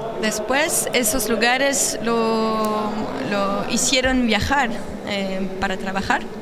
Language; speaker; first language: Spanish; non-native, learner; French